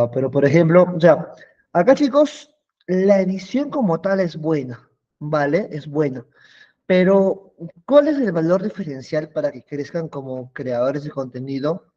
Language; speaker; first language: Spanish; native; Spanish